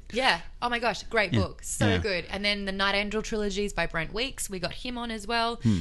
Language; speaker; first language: English; native; English